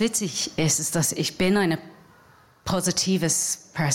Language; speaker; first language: German; non-native, learner; English